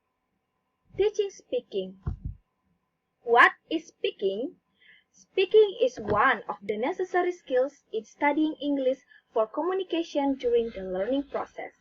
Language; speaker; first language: English; non-native, learner; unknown